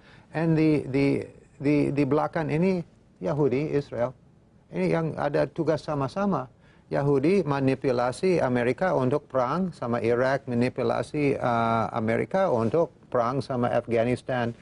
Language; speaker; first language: Indonesian; non-native, fluent; English